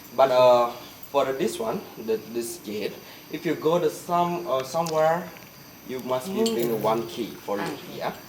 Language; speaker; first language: English; non-native, learner; Indonesian